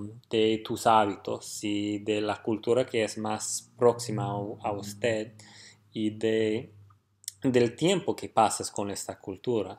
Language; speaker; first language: Spanish; non-native, fluent; English